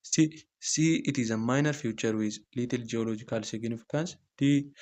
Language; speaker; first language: English; non-native, local second language; Amharic